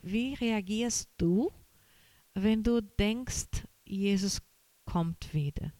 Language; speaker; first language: German; non-native, fluent; Portuguese